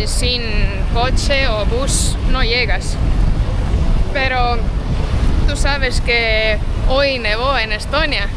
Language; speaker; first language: Spanish; non-native, fluent; Estonian